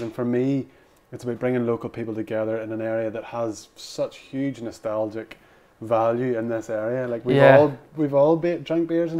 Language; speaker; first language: English; native; English